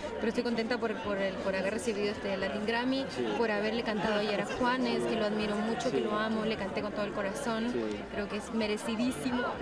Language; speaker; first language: Spanish; native; Spanish